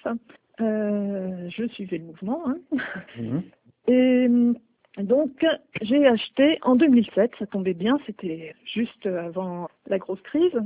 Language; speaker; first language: French; native; French